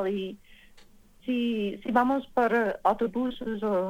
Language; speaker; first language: Spanish; non-native, learner; English